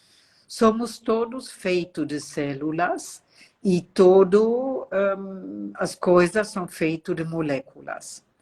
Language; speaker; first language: Portuguese; non-native, fluent; German